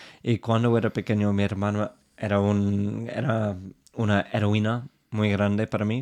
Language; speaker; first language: Spanish; non-native, fluent; English